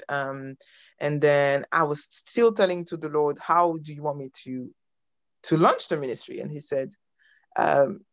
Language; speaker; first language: English; non-native, fluent; French